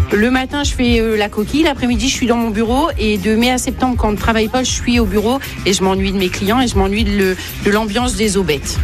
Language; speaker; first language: French; native; French